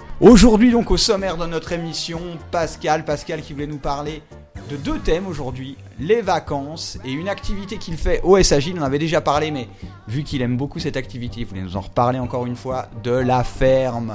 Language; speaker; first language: French; native; French